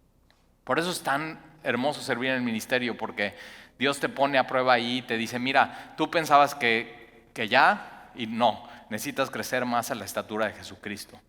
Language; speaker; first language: Spanish; native; Spanish